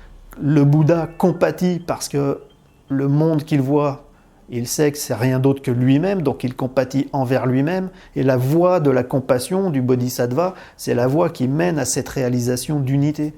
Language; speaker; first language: French; native; French